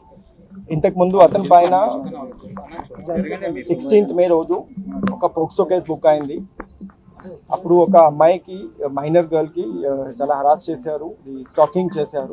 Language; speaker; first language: Telugu; non-native, fluent; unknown